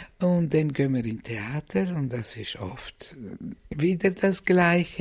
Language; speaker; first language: German; non-native, fluent; Italian